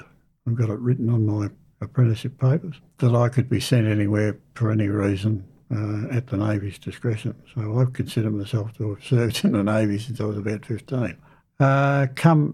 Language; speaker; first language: English; native; English